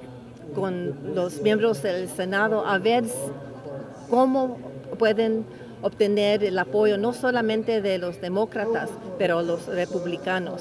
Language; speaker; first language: Spanish; early bilingual, heritage; English